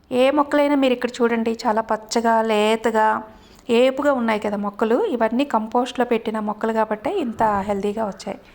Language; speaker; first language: Telugu; native; Telugu